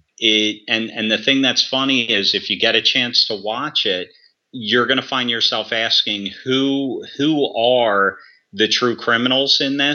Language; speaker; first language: English; native; English